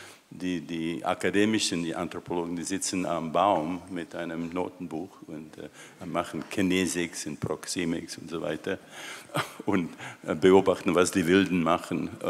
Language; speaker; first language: German; non-native, fluent; Czech